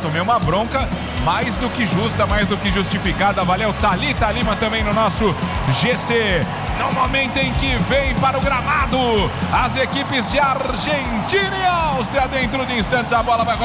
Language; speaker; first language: Portuguese; native; Portuguese